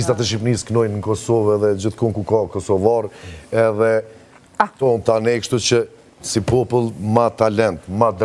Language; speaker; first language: Albanian; native; Albanian